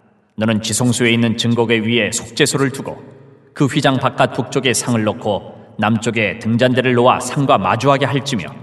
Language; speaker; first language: Korean; native; Korean